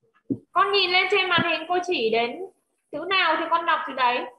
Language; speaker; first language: Vietnamese; native; Vietnamese